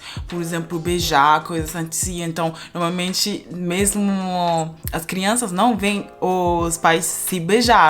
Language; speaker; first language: Portuguese; non-native, fluent; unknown